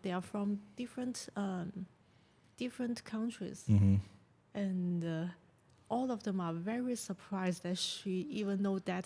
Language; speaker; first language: English; non-native, learner; Chinese